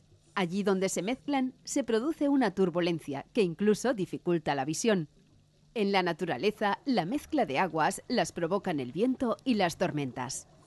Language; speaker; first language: Spanish; native; Spanish